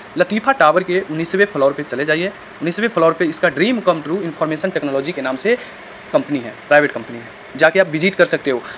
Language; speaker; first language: Hindi; native; Hindi